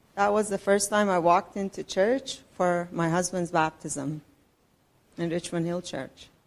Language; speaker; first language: English; non-native, fluent; Persian